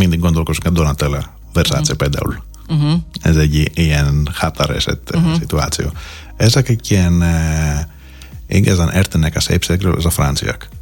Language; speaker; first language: Hungarian; non-native, fluent; Greek